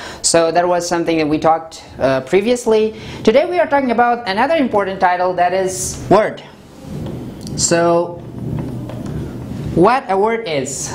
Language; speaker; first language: English; non-native, fluent; Persian